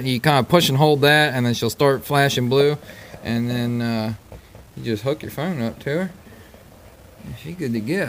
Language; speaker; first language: English; native; English